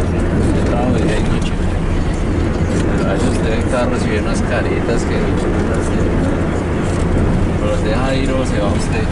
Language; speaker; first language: Spanish; native; Spanish